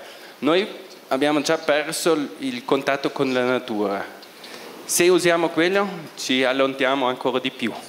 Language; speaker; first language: Italian; non-native, local second language; German